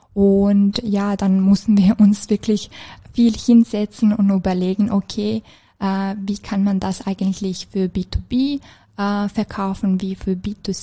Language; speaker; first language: German; non-native, fluent; Serbian